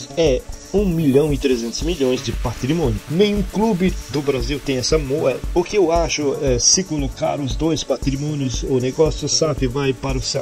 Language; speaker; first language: Portuguese; native; Portuguese